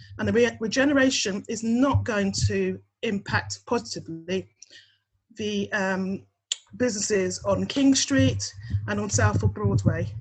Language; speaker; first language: English; native; English